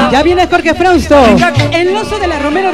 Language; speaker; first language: Spanish; native; Spanish